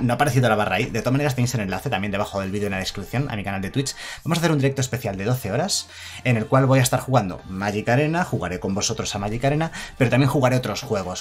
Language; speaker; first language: Spanish; native; Spanish